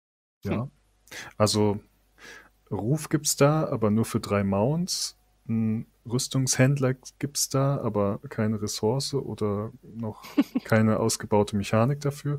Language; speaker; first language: German; native; German